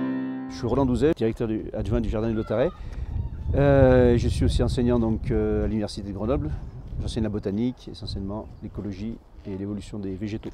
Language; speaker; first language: French; native; French